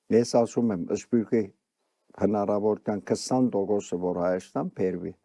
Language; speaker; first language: Armenian; early bilingual, heritage; Armenian